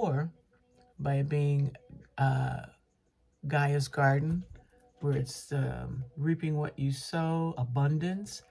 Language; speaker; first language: English; native; English